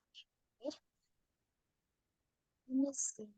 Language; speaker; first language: English; non-native, fluent; Vietnamese